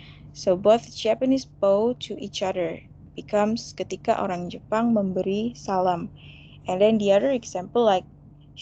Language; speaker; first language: English; non-native, fluent; Indonesian